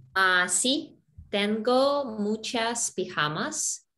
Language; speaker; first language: Spanish; non-native, learner; Russian